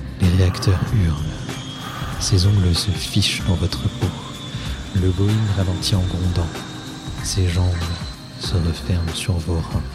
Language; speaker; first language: French; native; French